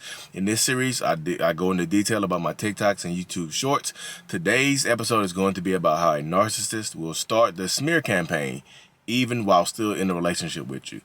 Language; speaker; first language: English; native; English